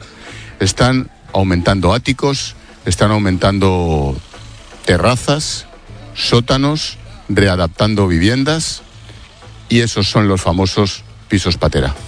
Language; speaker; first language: Spanish; native; Spanish